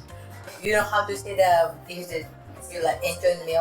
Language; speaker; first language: English; non-native, learner; Japanese